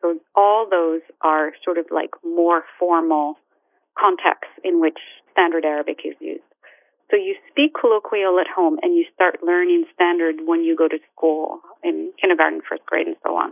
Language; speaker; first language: English; non-native, fluent; Arabic